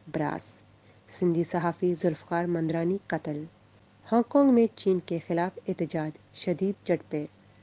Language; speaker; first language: Urdu; non-native, local second language; Baluchi